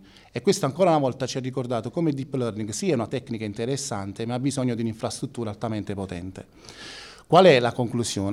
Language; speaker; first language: Italian; native; Italian